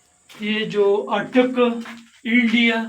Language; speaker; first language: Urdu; non-native, local second language; Pashto